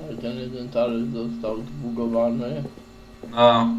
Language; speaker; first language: Polish; native; Polish